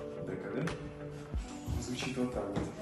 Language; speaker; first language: Russian; non-native, learner; Mongolian